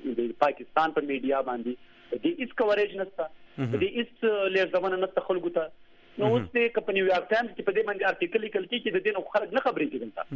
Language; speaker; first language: Pashto; native; Pashto